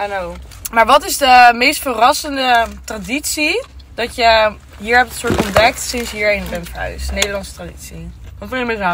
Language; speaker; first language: Dutch; native; Dutch